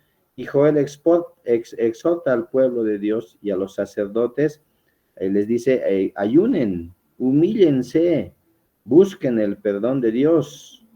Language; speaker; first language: Spanish; native; Spanish